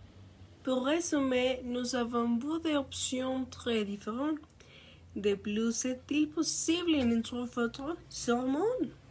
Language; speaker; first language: French; non-native, learner; Spanish